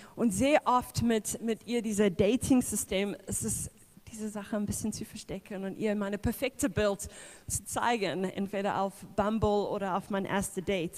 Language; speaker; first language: German; non-native, fluent; English